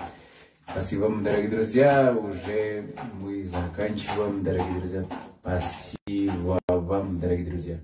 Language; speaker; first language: Russian; non-native, learner; Spanish